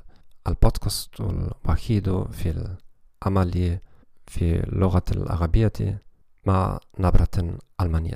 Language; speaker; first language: Arabic; non-native, learner; German